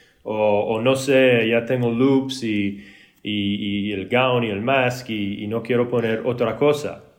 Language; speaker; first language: Spanish; early bilingual, heritage; Spanish